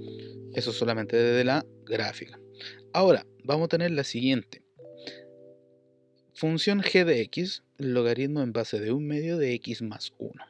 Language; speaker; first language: Spanish; native; Spanish